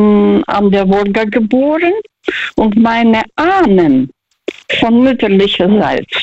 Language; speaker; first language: German; non-native, fluent; Russian